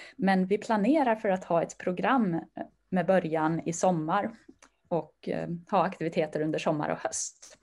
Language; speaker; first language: Swedish; native; Swedish